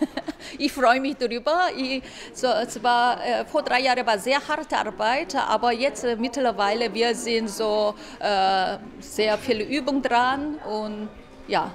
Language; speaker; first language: German; non-native, fluent; Korean